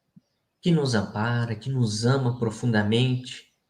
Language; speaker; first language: Portuguese; native; Portuguese